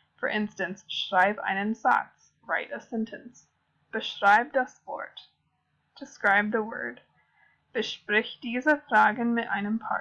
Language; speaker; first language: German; non-native, fluent; English